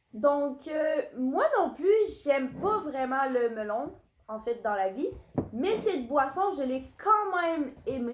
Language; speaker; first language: French; native; French